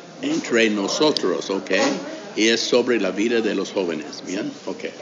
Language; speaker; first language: Spanish; non-native, fluent; English